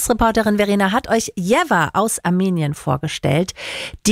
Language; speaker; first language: German; native; German